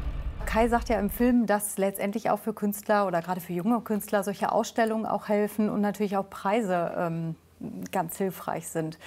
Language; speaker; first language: German; native; German